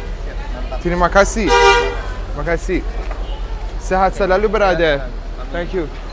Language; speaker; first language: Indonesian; non-native, learner; Persian